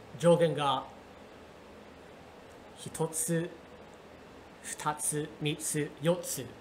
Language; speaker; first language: Japanese; non-native, learner; English